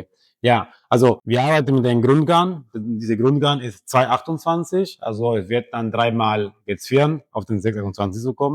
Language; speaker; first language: German; non-native, fluent; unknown